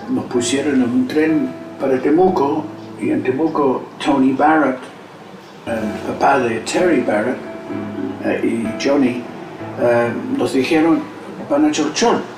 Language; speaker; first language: Spanish; non-native, fluent; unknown